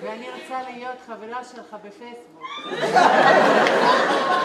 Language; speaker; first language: Hebrew; non-native, local second language; Arabic